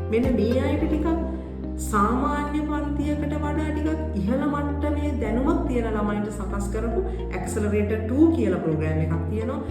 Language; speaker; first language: Sinhala; native; Sinhala